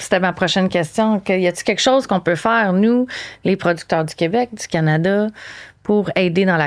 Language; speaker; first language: French; native; French